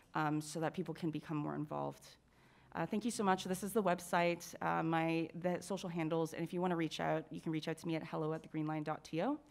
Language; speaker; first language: English; native; English